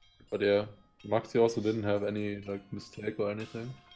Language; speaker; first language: English; non-native, fluent; German